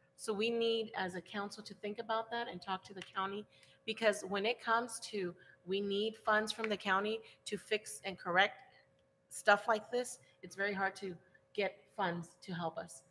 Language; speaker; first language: English; early bilingual, other home language; Spanish